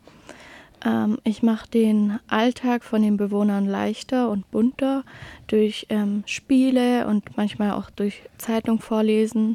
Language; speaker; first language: German; native; German